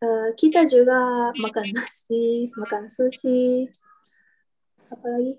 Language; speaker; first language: Indonesian; non-native, learner; Japanese